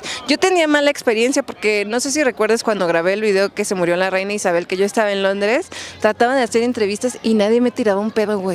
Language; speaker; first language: Spanish; native; Spanish